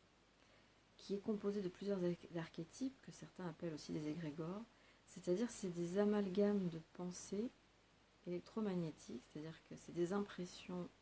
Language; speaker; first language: French; native; French